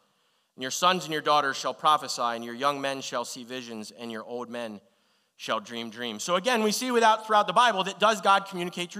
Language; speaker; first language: English; native; English